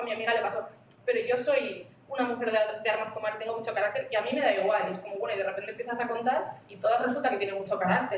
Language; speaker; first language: Spanish; native; Spanish